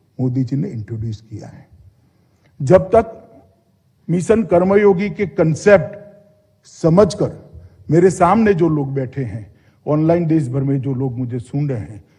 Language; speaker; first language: Hindi; non-native, local second language; Gujarati